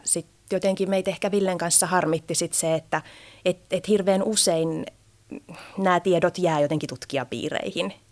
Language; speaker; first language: Finnish; native; Finnish